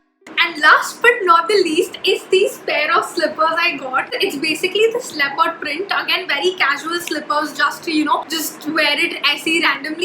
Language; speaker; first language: English; non-native, local second language; Hindi